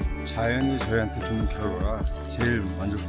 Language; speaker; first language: Korean; early bilingual, heritage; Korean